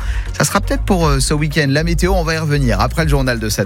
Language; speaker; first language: French; native; French